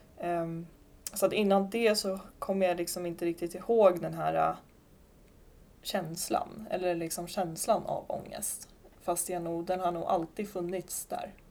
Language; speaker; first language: Swedish; native; Swedish